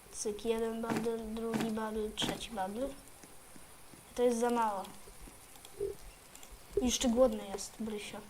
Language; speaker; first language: Polish; native; Polish